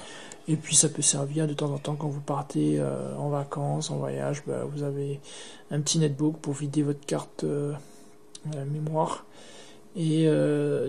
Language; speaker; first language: French; native; French